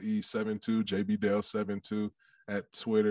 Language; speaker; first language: English; native; English